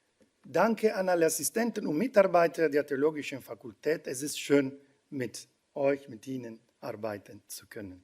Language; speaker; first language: German; non-native, fluent; Italian